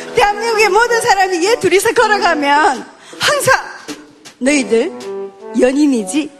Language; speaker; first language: Korean; native; Korean